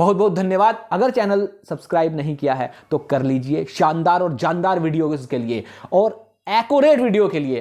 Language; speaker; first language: Hindi; native; Hindi